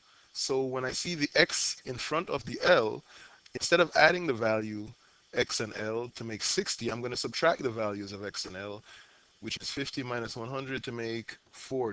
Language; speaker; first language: English; native; English